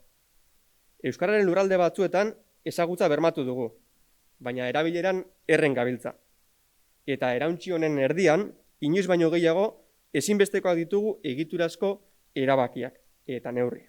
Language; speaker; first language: Basque; native; Basque